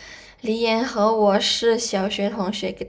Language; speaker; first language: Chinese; non-native, fluent; Indonesian